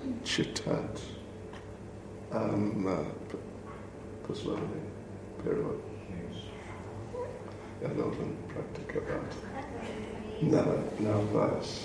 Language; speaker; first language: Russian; non-native, learner; English